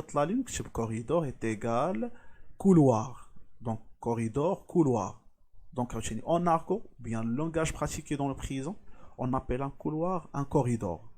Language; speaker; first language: French; non-native, local second language; Arabic